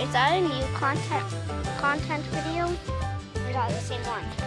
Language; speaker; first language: English; native; English